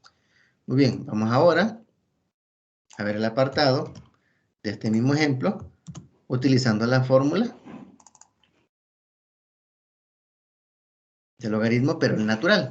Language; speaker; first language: Spanish; native; Spanish